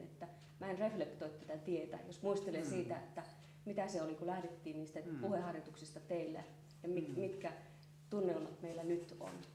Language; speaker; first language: Finnish; native; Finnish